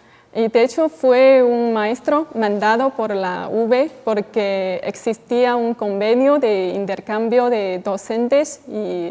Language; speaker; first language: Spanish; non-native, fluent; Chinese